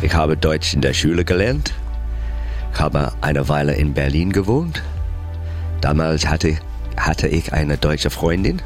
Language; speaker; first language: German; non-native, learner; English